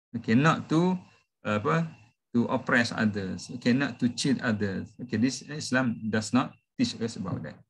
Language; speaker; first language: English; non-native, local second language; Malay